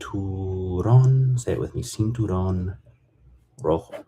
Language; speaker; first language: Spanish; non-native, fluent; English